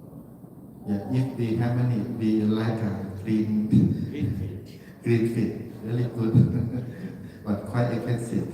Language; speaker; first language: English; non-native, learner; Thai